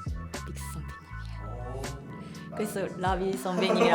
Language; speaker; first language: Korean; non-native, fluent; Japanese